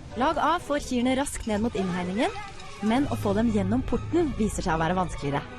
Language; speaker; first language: Norwegian; native; Norwegian